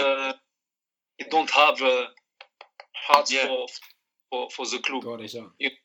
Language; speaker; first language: English; non-native, learner; Arabic